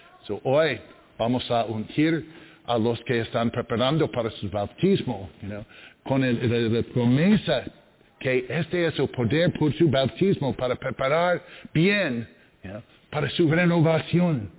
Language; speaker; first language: Spanish; non-native, learner; English